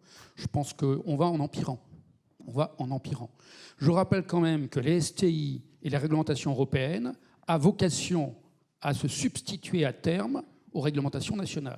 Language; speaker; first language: French; native; French